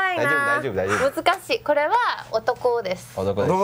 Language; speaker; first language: Japanese; non-native, learner; Chinese